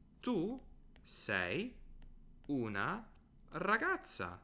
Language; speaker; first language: Italian; non-native, fluent; English